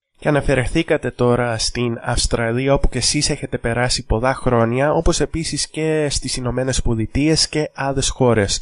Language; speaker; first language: Greek; early bilingual, heritage; Greek